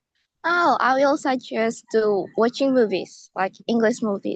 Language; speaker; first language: English; non-native, learner; Indonesian